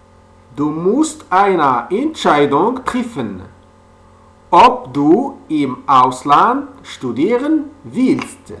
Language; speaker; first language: German; non-native, fluent; French